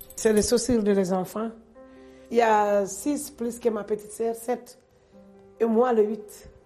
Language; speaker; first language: French; non-native, local second language; Fula